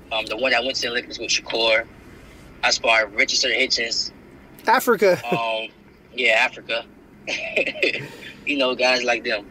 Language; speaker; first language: English; native; English